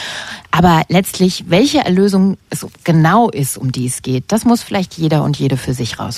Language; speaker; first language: German; native; German